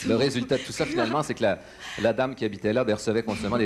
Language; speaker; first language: French; native; French